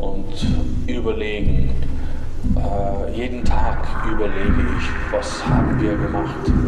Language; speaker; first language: German; non-native, fluent; English